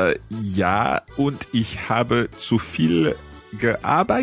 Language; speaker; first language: German; non-native, learner; English